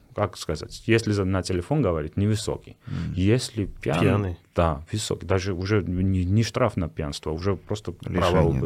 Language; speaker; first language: Russian; non-native, fluent; Georgian